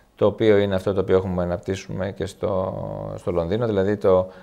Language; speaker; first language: Greek; native; Greek